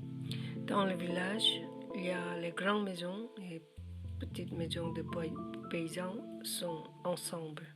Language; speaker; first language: French; non-native, learner; Korean